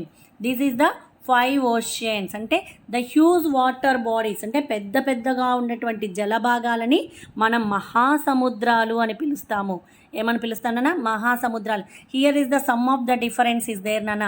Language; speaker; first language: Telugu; native; Telugu